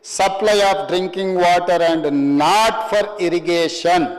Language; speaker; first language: English; non-native, local second language; Telugu